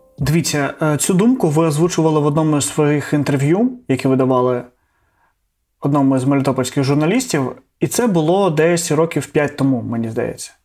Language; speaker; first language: Ukrainian; non-native, local second language; Russian